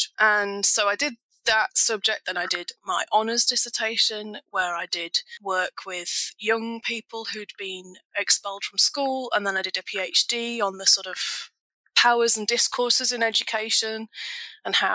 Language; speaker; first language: English; native; English